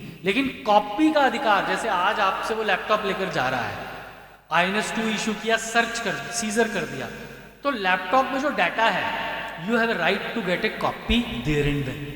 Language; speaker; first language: Hindi; native; Hindi